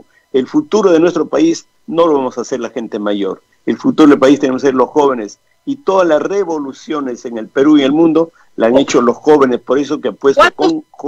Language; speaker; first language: Spanish; native; Spanish